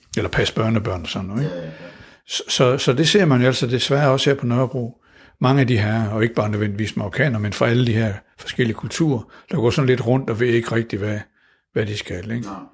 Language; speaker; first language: Danish; native; Danish